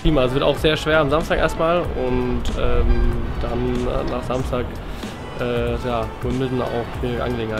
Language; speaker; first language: German; native; German